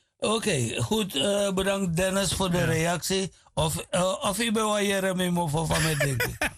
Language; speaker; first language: Dutch; native; Dutch